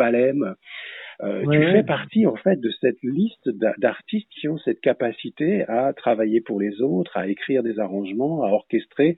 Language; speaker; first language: French; native; French